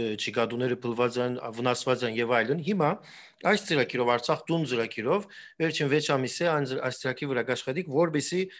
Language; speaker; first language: Armenian; early bilingual, heritage; Armenian